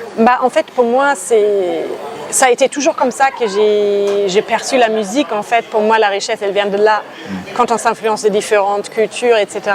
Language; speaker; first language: French; non-native, fluent; German